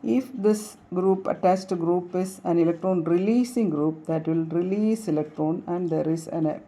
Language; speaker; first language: English; non-native, local second language; Malayalam